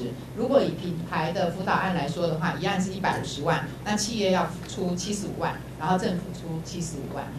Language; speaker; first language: Chinese; native; Chinese